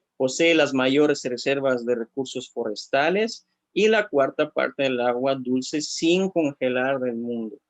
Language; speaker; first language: Spanish; non-native, fluent; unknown